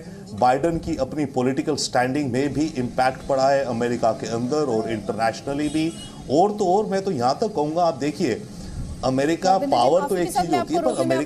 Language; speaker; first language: Hindi; native; Hindi